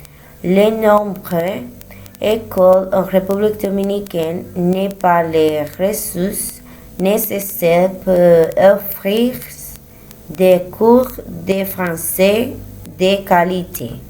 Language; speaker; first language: French; non-native, learner; Spanish